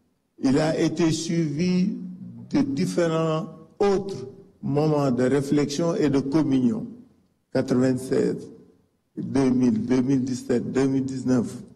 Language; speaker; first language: French; non-native, local second language; Wolof